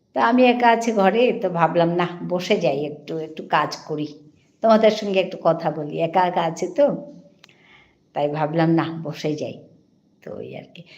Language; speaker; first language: Bangla; non-native, local second language; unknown